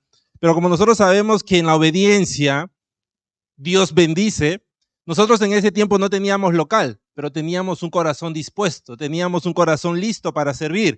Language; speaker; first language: Spanish; native; Spanish